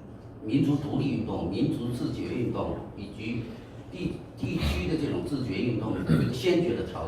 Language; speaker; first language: Chinese; native; Chinese